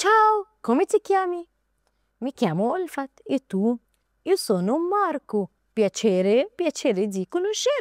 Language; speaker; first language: Italian; non-native, learner; Arabic